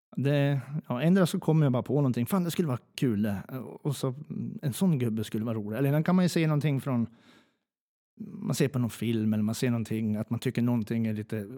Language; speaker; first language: Swedish; native; Swedish